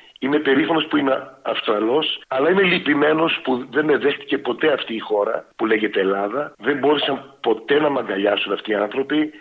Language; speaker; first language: Greek; early bilingual, heritage; Greek